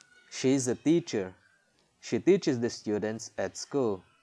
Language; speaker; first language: English; non-native, fluent; Portuguese